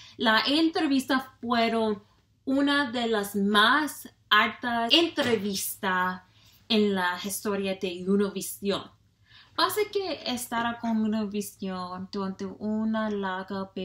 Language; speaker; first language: Spanish; non-native, learner; English